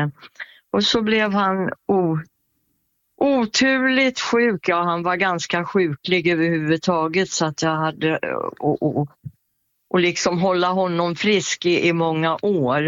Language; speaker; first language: Swedish; native; Swedish